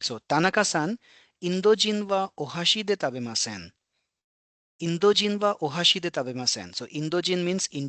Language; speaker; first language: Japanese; non-native, fluent; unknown